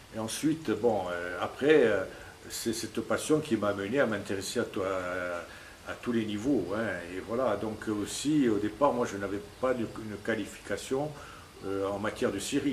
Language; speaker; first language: French; native; French